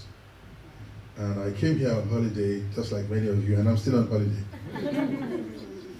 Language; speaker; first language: English; non-native, local second language; Yoruba